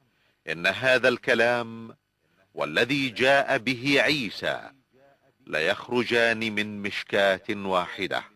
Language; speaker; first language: Arabic; native; Arabic